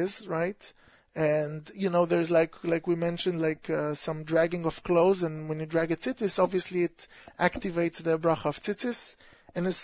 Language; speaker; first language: English; non-native, fluent; Hebrew